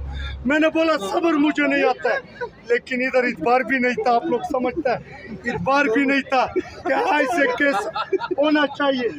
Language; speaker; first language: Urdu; non-native, local second language; Pashto